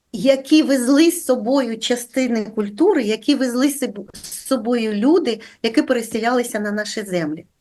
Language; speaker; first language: Ukrainian; native; Ukrainian